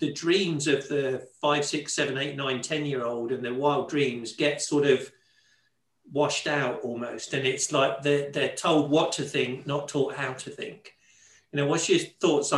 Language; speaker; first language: English; native; English